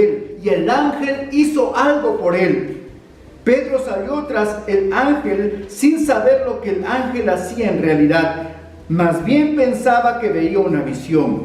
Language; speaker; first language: Spanish; native; Spanish